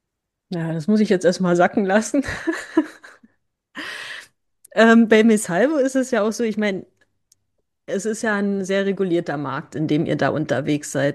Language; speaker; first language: German; native; German